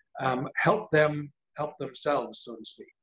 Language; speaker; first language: English; native; English